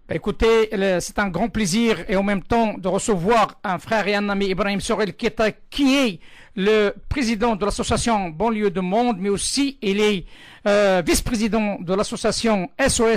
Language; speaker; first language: French; non-native, local second language; Arabic